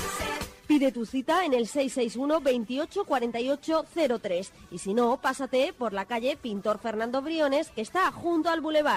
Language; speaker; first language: Spanish; native; Spanish